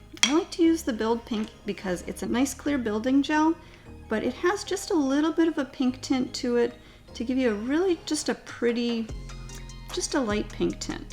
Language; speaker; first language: English; native; English